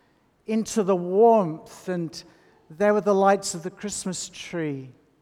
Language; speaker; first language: English; native; English